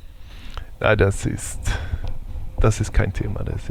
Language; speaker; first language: German; non-native, fluent; Swedish